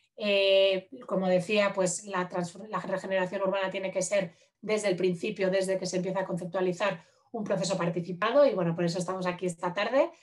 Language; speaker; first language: Spanish; native; Spanish